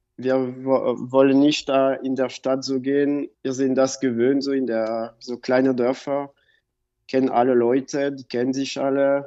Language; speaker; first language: German; non-native, local second language; French